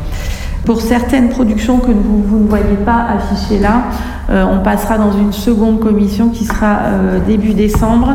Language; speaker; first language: French; native; French